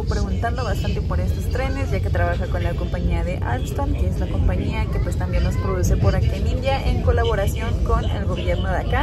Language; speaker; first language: Spanish; native; Spanish